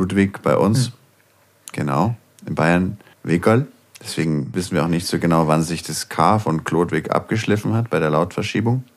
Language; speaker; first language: German; native; German